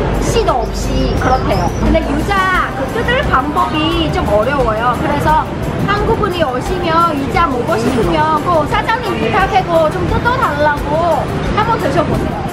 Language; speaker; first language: Korean; non-native, fluent; Chinese